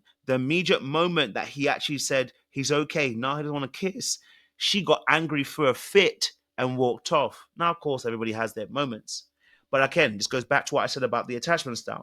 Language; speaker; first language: English; native; English